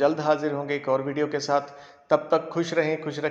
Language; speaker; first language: Hindi; native; Hindi